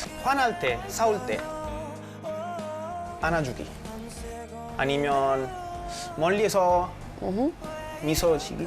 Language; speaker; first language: Korean; non-native, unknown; Italian